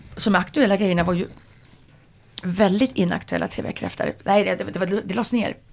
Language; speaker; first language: Swedish; native; Swedish